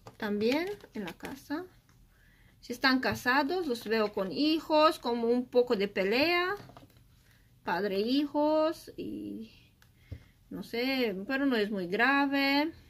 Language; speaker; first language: Spanish; non-native, learner; Romanian